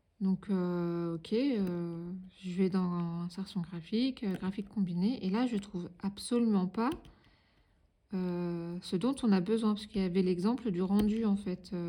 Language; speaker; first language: French; native; French